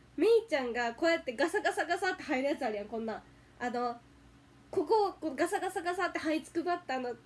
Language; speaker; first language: Japanese; native; Japanese